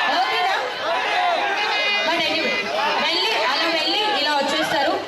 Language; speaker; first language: Telugu; native; Telugu